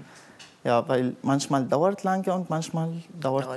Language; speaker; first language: German; non-native, learner; Arabic